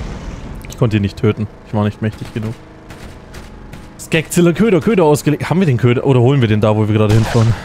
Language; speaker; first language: German; native; German